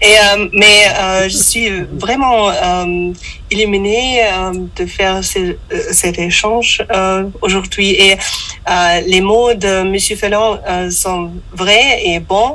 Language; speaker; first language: French; non-native, learner; German